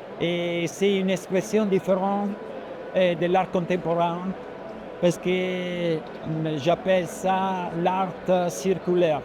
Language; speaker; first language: French; non-native, fluent; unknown